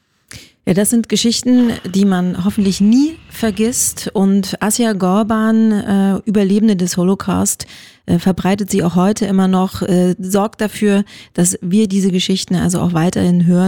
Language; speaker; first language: German; native; German